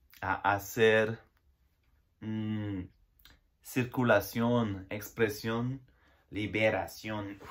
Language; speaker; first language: Spanish; non-native, learner; French